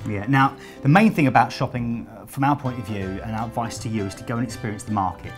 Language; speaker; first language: English; native; English